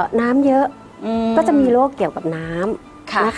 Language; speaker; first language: Thai; native; Thai